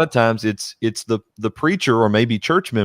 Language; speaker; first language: English; native; English